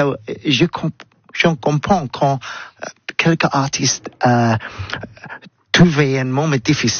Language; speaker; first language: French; non-native, learner; English